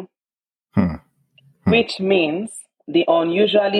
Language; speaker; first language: English; non-native, local second language; Yoruba